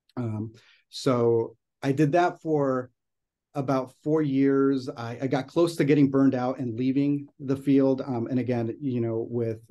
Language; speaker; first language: English; native; English